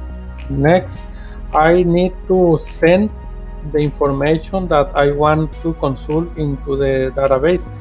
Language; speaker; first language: English; non-native, fluent; Spanish